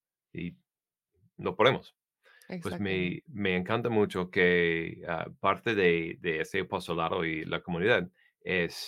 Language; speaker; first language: Spanish; non-native, fluent; English